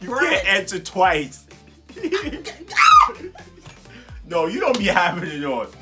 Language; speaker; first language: English; native; English